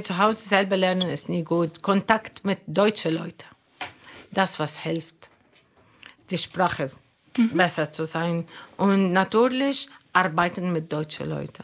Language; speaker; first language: German; non-native, learner; Arabic